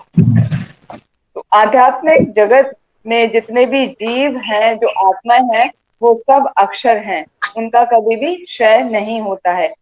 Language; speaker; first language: Hindi; native; Hindi